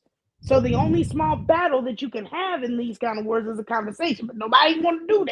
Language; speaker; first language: English; early bilingual, other home language; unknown